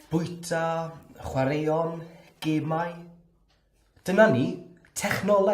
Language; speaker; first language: Welsh; non-native, learner; English